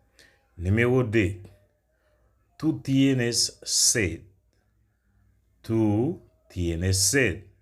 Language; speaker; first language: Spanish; non-native, learner; Haitian Creole